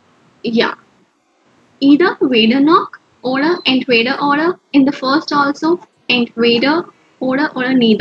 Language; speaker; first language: German; non-native, fluent; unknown